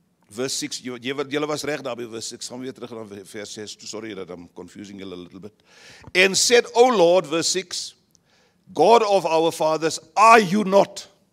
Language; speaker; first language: English; non-native, local second language; Afrikaans